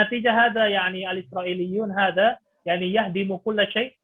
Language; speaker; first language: Arabic; non-native, fluent; Indonesian